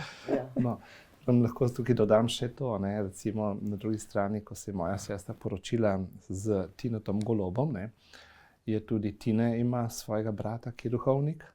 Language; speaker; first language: Slovenian; native; Slovenian